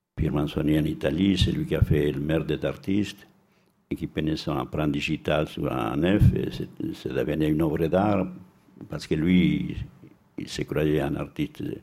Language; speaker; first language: French; non-native, fluent; Spanish